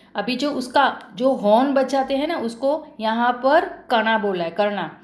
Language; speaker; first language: Hindi; non-native, local second language; Marathi